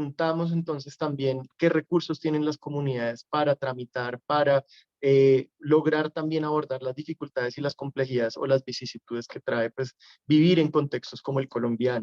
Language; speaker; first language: Spanish; native; Spanish